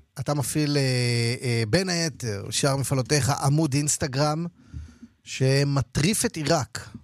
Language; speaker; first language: Hebrew; native; Hebrew